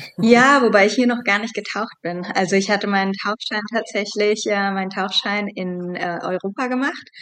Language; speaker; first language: German; native; German